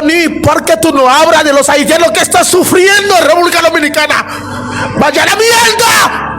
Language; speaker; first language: Spanish; non-native, learner; Haitian Creole